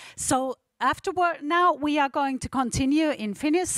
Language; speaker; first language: English; non-native, fluent; Finnish